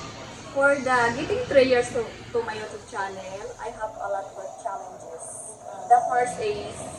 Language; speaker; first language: English; non-native, learner; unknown